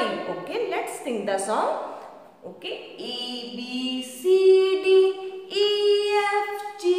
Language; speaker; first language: English; non-native, local second language; Hindi